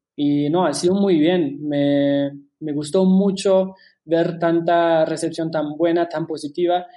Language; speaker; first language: Spanish; non-native, fluent; German